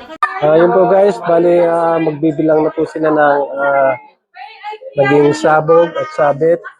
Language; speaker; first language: Filipino; native; Filipino